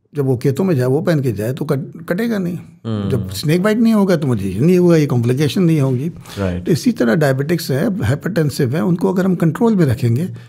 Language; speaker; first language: Urdu; native; Urdu